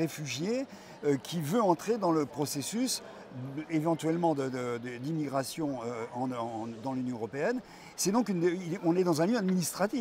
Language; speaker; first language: French; native; French